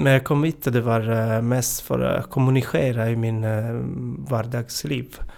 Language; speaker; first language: Swedish; non-native, learner; Italian